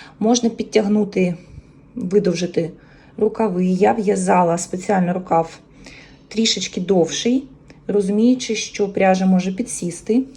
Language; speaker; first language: Ukrainian; native; Ukrainian